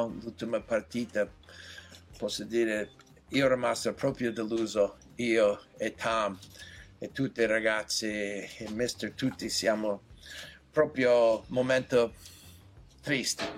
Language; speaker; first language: Italian; non-native, learner; English